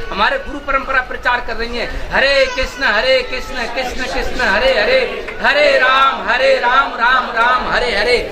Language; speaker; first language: Hindi; native; Hindi